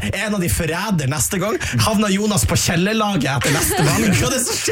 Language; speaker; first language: Norwegian; native; Norwegian